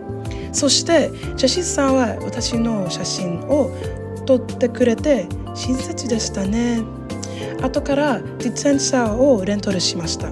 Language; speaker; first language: Japanese; non-native, learner; English